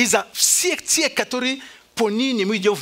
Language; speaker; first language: Russian; native; Russian